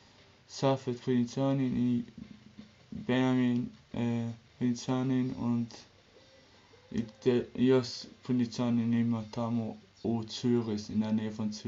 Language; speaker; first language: German; early bilingual, other home language; Serbian